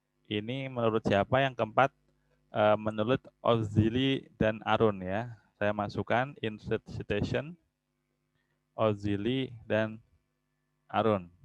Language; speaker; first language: Indonesian; native; Indonesian